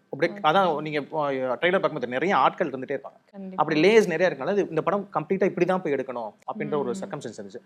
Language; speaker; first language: Tamil; native; Tamil